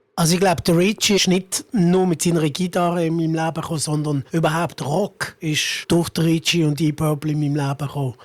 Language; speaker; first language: German; early bilingual, other home language; Italian